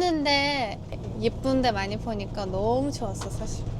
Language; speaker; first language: Korean; non-native, fluent; Turkish